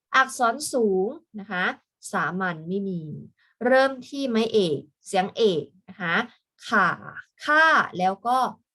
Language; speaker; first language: Thai; native; Thai